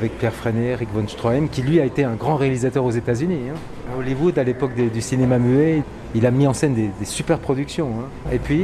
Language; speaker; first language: French; native; French